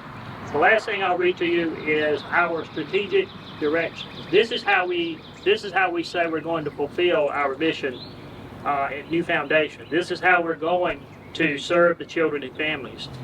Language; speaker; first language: English; native; English